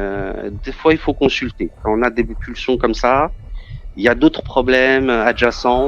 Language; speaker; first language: French; native; French